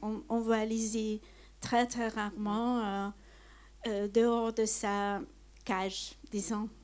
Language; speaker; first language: French; non-native, fluent; Hungarian